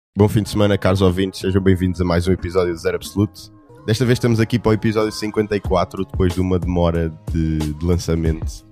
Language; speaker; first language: Portuguese; native; Portuguese